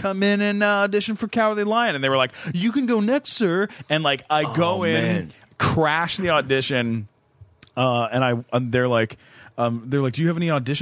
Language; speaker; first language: English; native; English